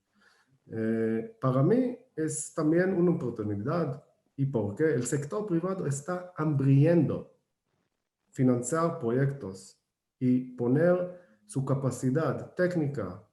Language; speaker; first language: Spanish; non-native, fluent; Hebrew